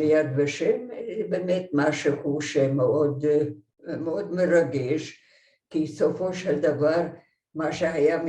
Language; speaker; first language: Hebrew; non-native, fluent; Hungarian